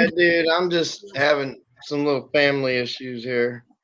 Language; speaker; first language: English; native; English